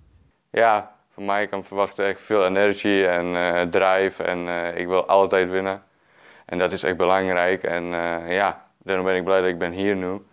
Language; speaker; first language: Dutch; non-native, fluent; Czech